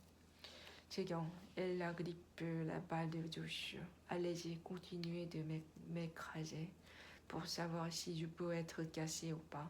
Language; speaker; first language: French; non-native, learner; Korean